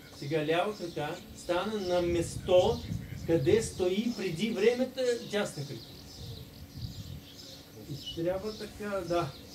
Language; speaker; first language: Bulgarian; non-native, learner; Russian